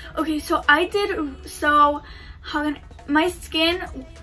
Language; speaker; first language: English; early bilingual, other home language; Spanish